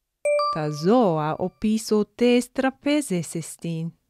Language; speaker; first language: Greek; non-native, fluent; English